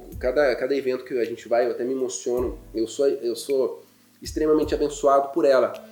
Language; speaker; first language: Portuguese; non-native, fluent; German